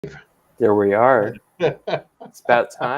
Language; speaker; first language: English; native; English